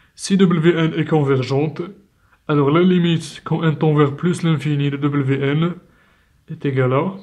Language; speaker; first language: French; non-native, local second language; Arabic